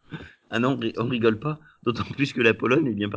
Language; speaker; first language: French; native; French